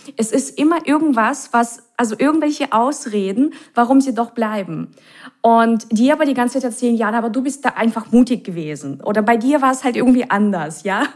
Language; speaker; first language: German; native; German